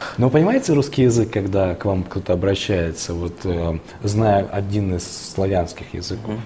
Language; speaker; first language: Russian; native; Russian